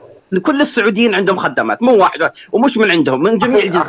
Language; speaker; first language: Arabic; native; Arabic